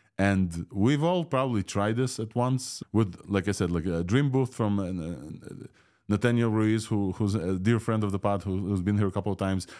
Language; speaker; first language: English; non-native, fluent; Russian